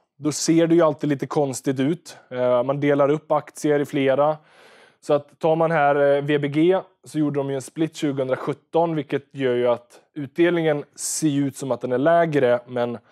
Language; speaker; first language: Swedish; native; Swedish